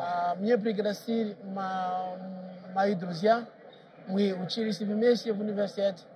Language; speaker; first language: Russian; non-native, fluent; Kinyarwanda